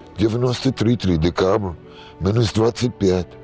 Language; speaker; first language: Russian; non-native, learner; English